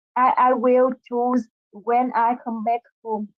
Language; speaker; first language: English; non-native, learner; Vietnamese